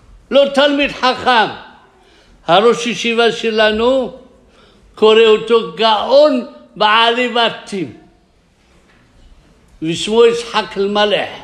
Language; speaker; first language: Hebrew; non-native, fluent; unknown